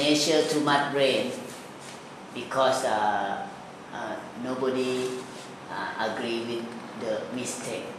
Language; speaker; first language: English; non-native, learner; Thai